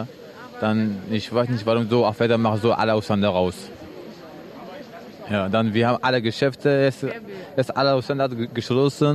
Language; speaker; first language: German; non-native, learner; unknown